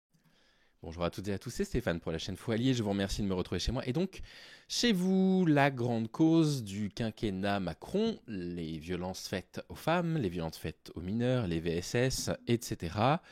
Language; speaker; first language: French; native; French